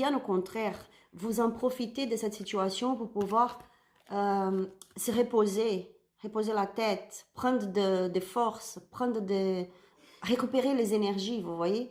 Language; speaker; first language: French; non-native, learner; Spanish